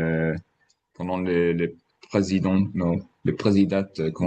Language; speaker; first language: French; non-native, fluent; English